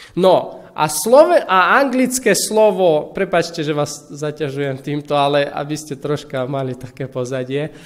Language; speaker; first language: Slovak; non-native, fluent; Russian